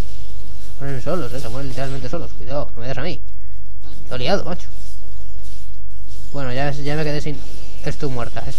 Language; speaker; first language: Spanish; native; Spanish